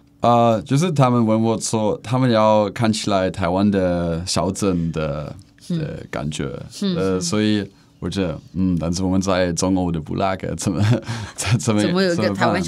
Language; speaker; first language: Chinese; non-native, learner; Czech